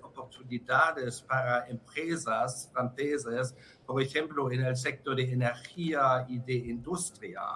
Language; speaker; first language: Spanish; non-native, fluent; German